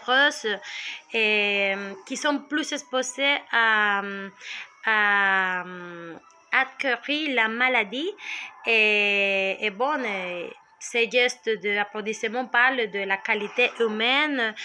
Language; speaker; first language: French; non-native, learner; Spanish